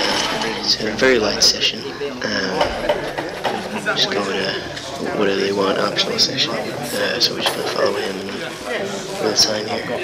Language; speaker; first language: English; native; English